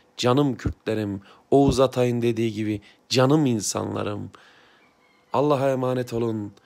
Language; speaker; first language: Turkish; native; Turkish